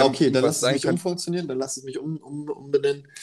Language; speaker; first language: German; native; German